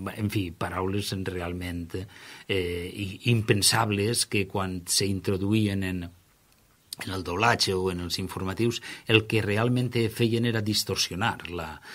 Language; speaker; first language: Catalan; native; Catalan